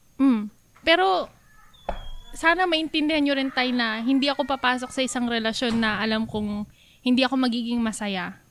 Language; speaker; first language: Filipino; non-native, local second language; Pampanga